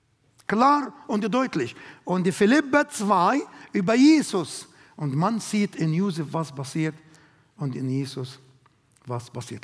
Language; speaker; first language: German; non-native, learner; Arabic